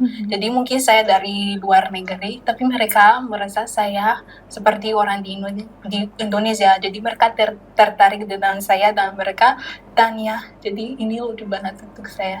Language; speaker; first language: Indonesian; non-native, learner; Malagasy